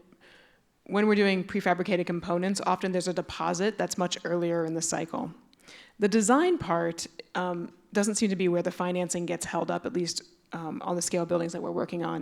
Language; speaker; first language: English; native; English